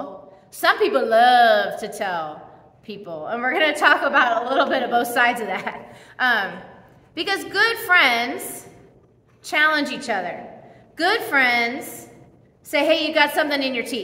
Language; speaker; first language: English; native; English